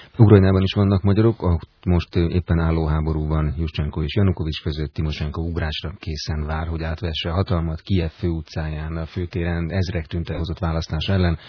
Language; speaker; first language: Hungarian; native; Hungarian